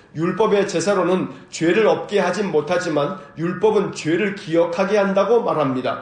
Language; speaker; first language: Korean; native; Korean